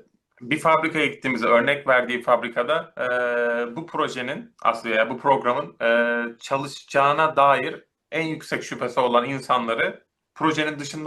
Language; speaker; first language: Turkish; native; Turkish